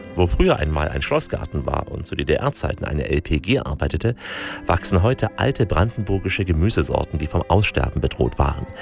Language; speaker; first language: German; native; German